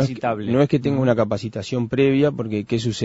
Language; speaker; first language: Spanish; native; Spanish